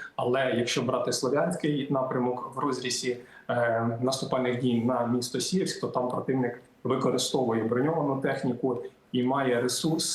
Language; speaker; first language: Ukrainian; native; Ukrainian